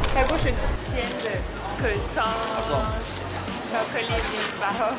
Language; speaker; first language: Chinese; non-native, learner; French